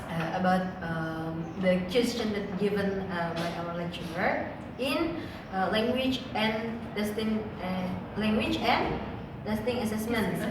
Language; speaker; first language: English; non-native, learner; Indonesian